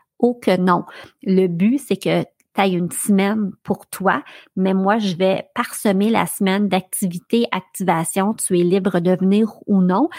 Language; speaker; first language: French; native; French